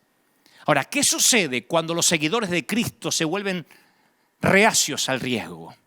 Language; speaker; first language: Spanish; native; Spanish